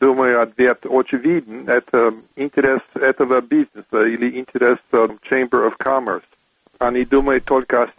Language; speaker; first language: Russian; non-native, fluent; English